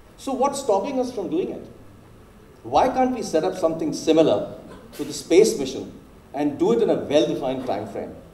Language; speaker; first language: English; non-native, local second language; Hindi